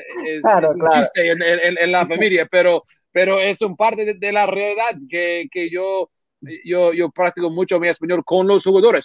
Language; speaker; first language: Spanish; non-native, learner; English